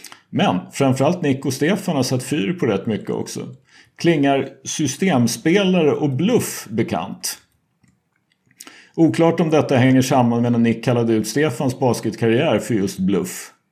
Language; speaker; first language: Swedish; native; Swedish